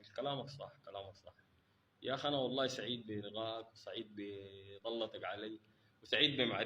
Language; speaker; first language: Arabic; native; Arabic